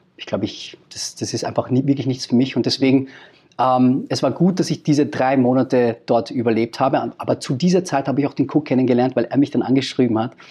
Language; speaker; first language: German; early bilingual, other home language; Filipino